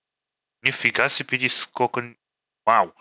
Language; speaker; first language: Russian; non-native, fluent; German